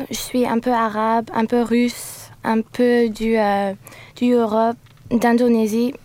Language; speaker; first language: French; non-native, learner; English